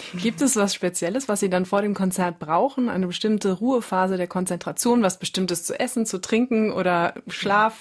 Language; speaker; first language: German; native; German